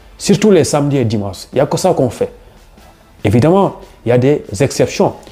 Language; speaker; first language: French; non-native, local second language; Wolof